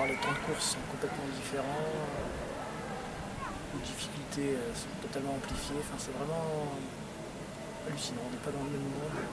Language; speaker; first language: French; native; French